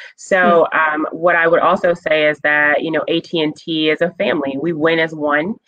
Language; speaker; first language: English; native; English